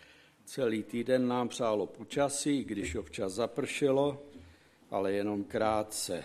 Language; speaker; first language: Czech; native; Czech